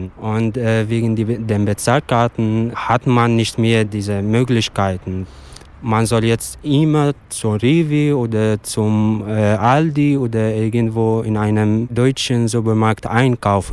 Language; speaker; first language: German; non-native, learner; Arabic